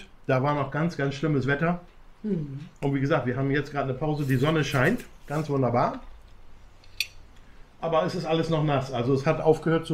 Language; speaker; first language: German; native; German